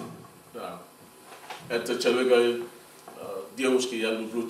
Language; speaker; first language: Russian; non-native, fluent; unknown